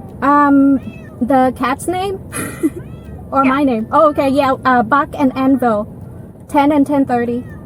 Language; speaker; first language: English; non-native, fluent; Thai